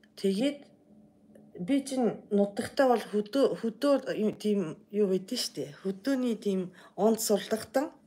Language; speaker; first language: Mongolian; non-native, fluent; Japanese